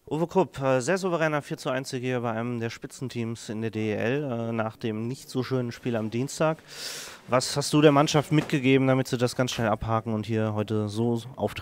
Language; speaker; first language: German; native; German